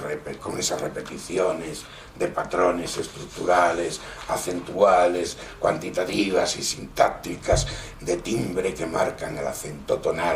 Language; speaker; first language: Spanish; native; Spanish